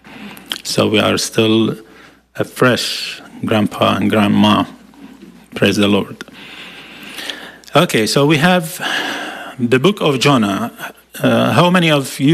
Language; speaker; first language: English; non-native, fluent; Aramaic